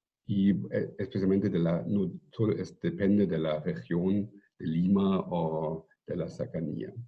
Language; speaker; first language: Spanish; non-native, fluent; German